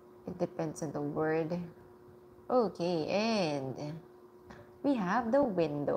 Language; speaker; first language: English; non-native, local second language; Filipino